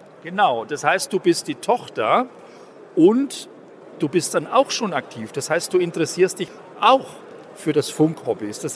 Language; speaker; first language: German; native; German